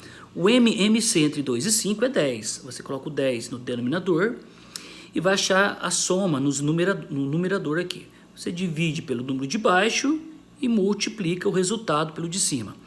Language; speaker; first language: Portuguese; native; Portuguese